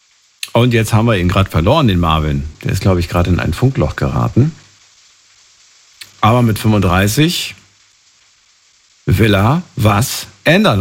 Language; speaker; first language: German; native; German